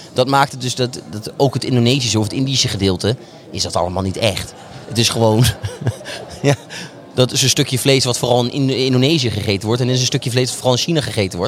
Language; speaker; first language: Dutch; native; Dutch